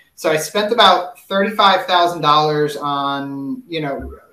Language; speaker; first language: English; native; English